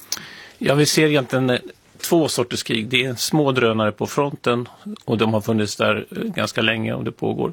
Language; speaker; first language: Swedish; native; Swedish